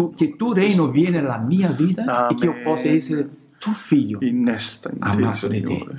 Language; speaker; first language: Italian; non-native, learner; Portuguese